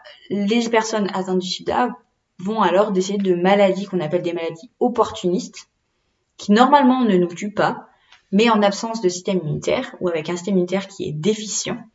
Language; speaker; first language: French; native; French